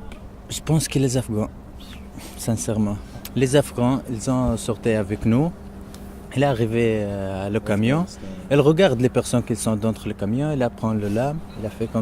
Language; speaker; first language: French; non-native, learner; Arabic